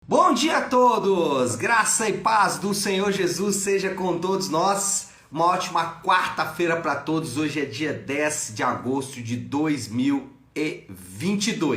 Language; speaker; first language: Portuguese; native; Portuguese